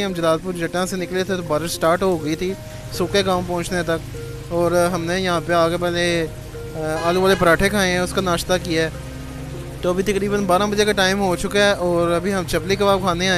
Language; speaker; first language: Hindi; non-native, local second language; Punjabi